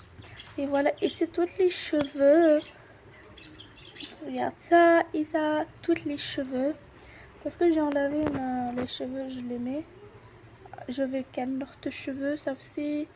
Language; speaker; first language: French; non-native, learner; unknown